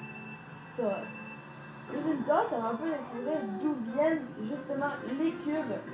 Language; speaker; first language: French; native; French